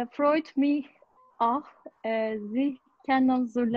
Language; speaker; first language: German; non-native, learner; Turkish